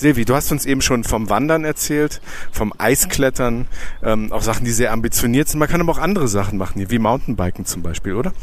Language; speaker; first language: German; native; German